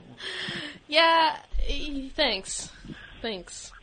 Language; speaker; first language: English; native; English